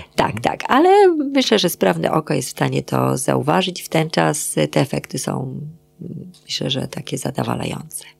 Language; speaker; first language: Polish; native; Polish